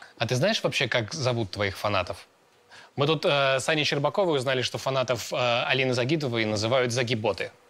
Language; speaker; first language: Russian; native; Russian